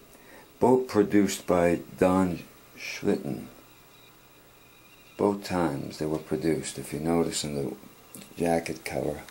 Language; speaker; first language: English; native; English